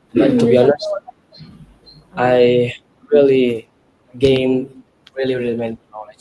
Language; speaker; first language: English; non-native, learner; Indonesian